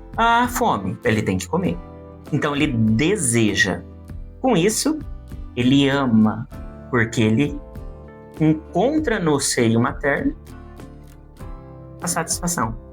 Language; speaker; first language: Portuguese; native; Portuguese